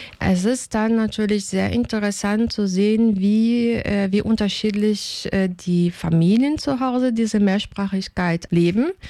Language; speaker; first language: German; non-native, fluent; Portuguese